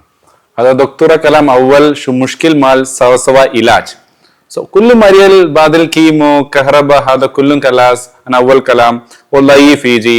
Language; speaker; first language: Arabic; non-native, learner; Malayalam